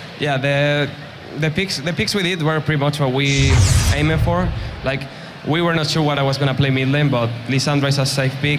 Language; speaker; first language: English; non-native, fluent; Spanish